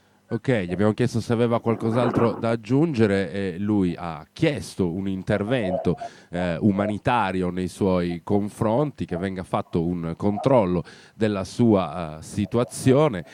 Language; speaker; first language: Italian; native; Italian